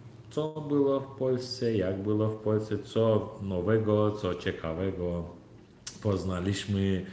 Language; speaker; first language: Polish; non-native, learner; Turkmen